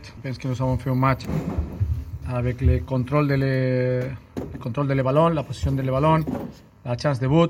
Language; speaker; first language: French; non-native, learner; Spanish